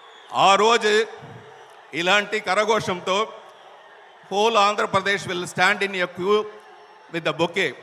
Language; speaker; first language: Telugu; non-native, local second language; Tamil